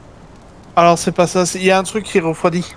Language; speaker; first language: French; native; French